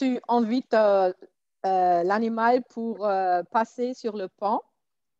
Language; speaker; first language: French; non-native, fluent; German